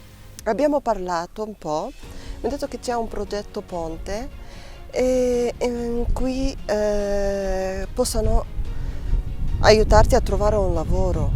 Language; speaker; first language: Italian; non-native, learner; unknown